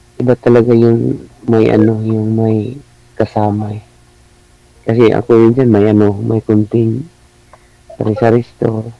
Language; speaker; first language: Filipino; non-native, local second language; Cebuano